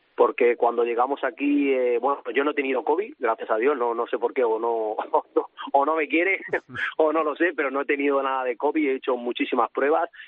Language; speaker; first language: Spanish; native; Spanish